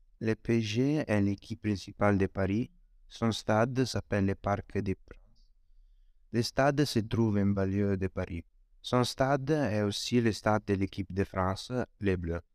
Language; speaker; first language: French; non-native, learner; Italian